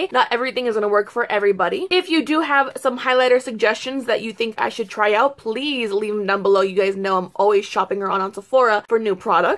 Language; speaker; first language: English; native; English